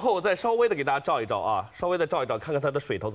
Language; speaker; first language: Chinese; native; Chinese